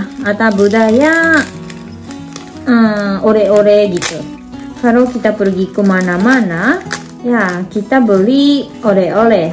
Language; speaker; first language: Indonesian; non-native, fluent; Japanese